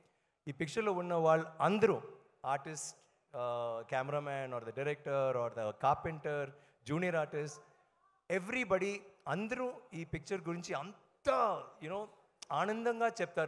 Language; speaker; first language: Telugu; non-native, learner; Tamil